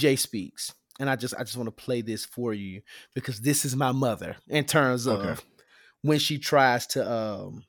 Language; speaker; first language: English; native; English